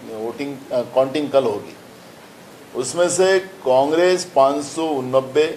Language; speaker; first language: Hindi; non-native, local second language; Marathi